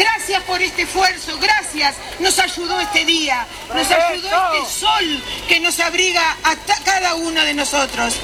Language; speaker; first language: Spanish; native; Spanish